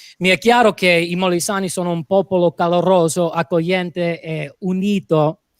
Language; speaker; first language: Italian; non-native, fluent; English